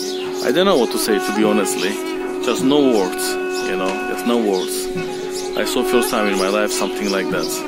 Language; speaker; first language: English; non-native, learner; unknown